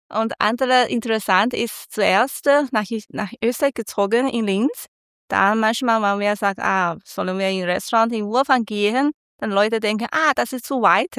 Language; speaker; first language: German; non-native, learner; Chinese